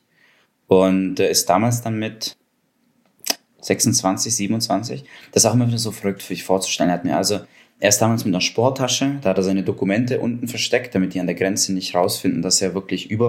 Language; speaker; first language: German; early bilingual, other home language; Russian